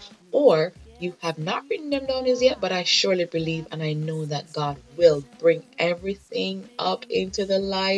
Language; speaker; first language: English; native; English